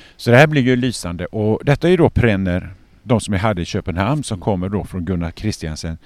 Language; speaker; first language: Swedish; native; Swedish